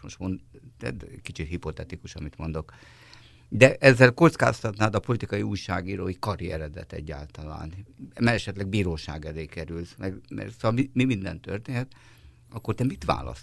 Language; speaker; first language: Hungarian; native; Hungarian